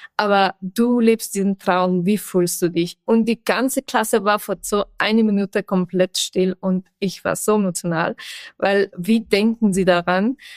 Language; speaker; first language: German; non-native, fluent; Persian